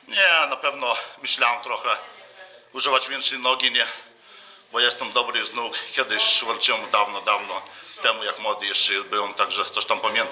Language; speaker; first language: Polish; non-native, fluent; Lithuanian